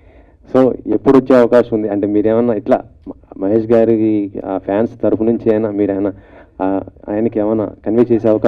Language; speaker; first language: Telugu; native; Telugu